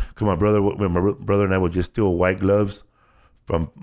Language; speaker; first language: English; native; English